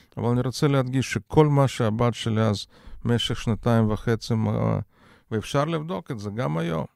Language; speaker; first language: Hebrew; non-native, fluent; Russian